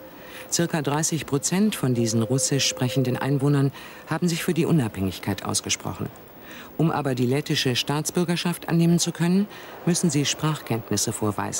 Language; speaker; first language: German; native; German